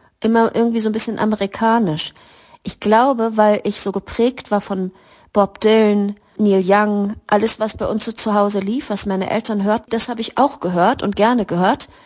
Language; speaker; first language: German; native; German